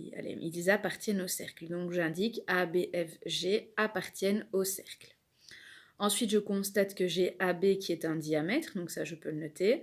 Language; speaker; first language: French; native; French